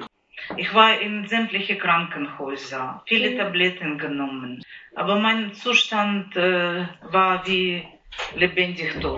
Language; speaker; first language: German; non-native, learner; Ukrainian